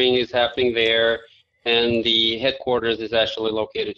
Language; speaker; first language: English; non-native, fluent; Albanian